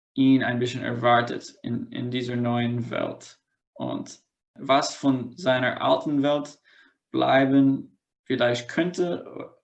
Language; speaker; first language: German; non-native, fluent; English